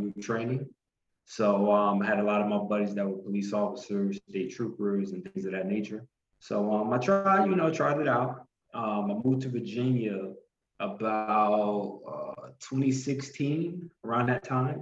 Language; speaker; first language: English; native; English